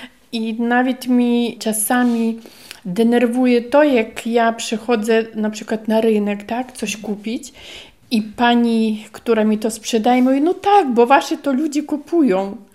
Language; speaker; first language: Ukrainian; native; Ukrainian